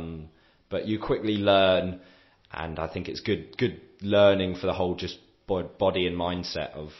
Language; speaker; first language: English; native; English